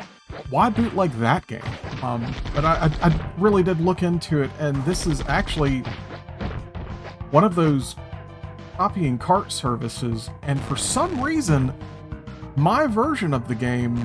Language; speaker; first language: English; native; English